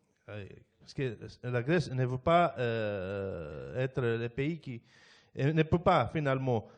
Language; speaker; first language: French; non-native, fluent; Greek